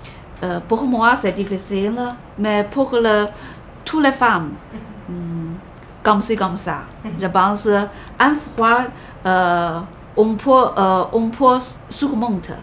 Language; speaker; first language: French; non-native, learner; Chinese